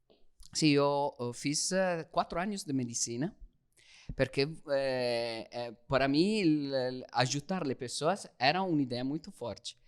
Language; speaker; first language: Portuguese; non-native, learner; Italian